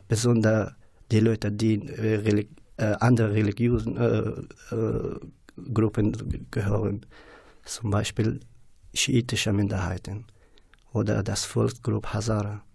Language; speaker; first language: German; non-native, fluent; Persian